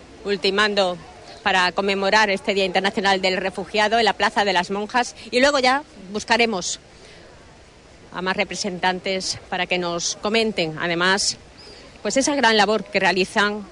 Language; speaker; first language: Spanish; native; Spanish